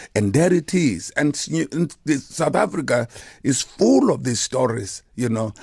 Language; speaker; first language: English; non-native, local second language; Xhosa